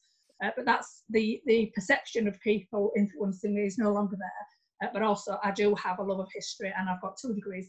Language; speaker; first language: English; native; English